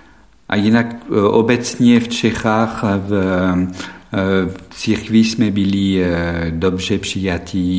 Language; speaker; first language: Czech; non-native, fluent; French